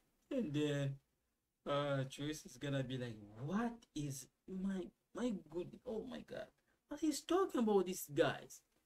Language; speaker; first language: English; non-native, fluent; Lingala